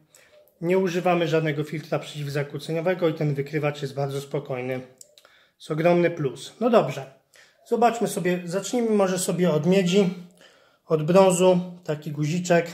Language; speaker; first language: Polish; native; Polish